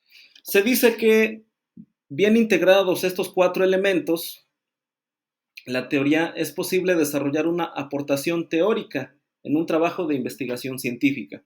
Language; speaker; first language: Spanish; native; Spanish